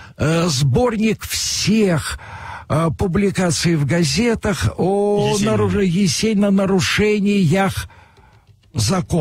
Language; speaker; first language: Russian; native; Russian